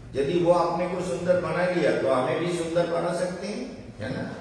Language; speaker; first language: Hindi; non-native, local second language; Bangla